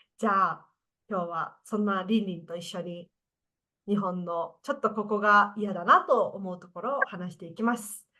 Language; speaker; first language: Japanese; native; Japanese